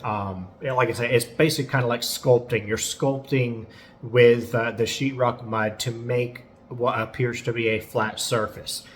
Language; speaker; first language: English; native; English